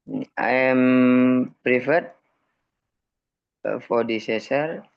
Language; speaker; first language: English; non-native, learner; Indonesian